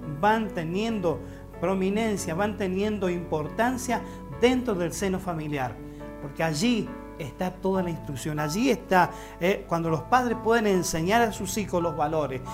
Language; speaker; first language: Spanish; native; Spanish